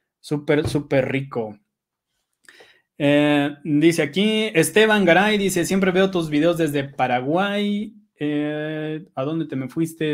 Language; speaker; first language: Spanish; native; Spanish